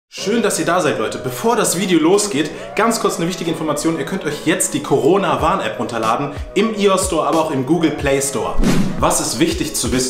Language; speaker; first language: German; native; German